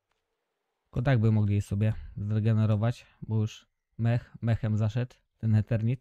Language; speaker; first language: Polish; native; Polish